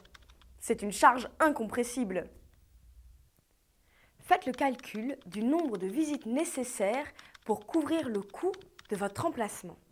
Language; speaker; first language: French; native; French